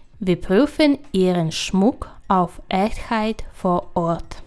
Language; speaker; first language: German; non-native, fluent; Ukrainian